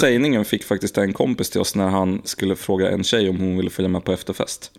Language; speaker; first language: Swedish; native; Swedish